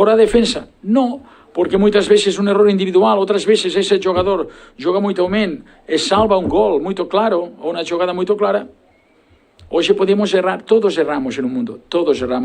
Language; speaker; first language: Portuguese; non-native, learner; Spanish